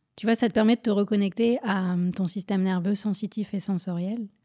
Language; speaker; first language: French; native; French